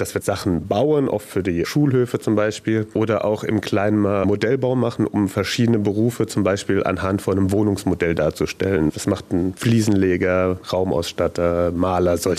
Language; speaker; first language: German; native; German